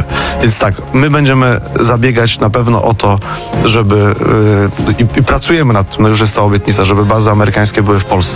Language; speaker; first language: Polish; native; Polish